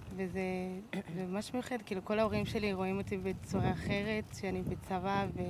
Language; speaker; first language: Hebrew; non-native, learner; Portuguese